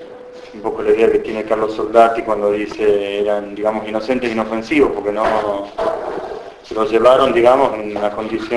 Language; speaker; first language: Spanish; native; Spanish